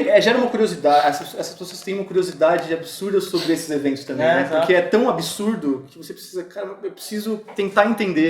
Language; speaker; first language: Portuguese; native; Portuguese